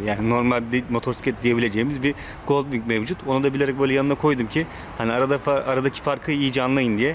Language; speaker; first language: Turkish; native; Turkish